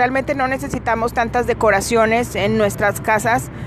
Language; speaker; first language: Spanish; native; Spanish